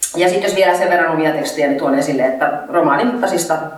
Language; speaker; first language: Finnish; native; Finnish